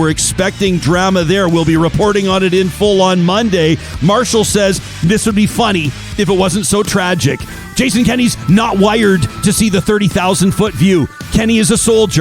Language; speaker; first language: English; native; English